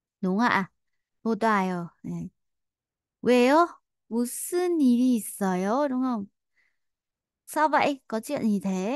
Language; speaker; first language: Korean; non-native, fluent; Vietnamese